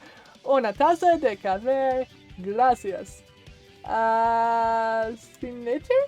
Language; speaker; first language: Spanish; non-native, learner; English